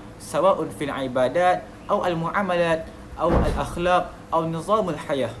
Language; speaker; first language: Arabic; non-native, learner; Malay